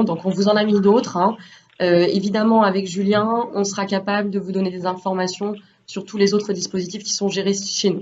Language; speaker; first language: French; native; French